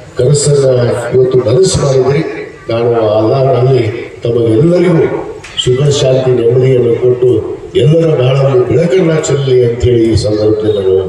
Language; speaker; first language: Kannada; native; Kannada